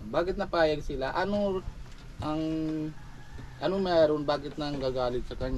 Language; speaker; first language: Filipino; non-native, fluent; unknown